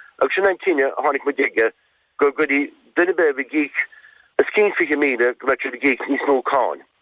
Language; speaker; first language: Irish; native; Irish